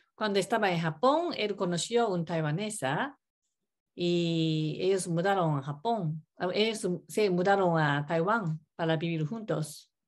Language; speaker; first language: Spanish; non-native, learner; Japanese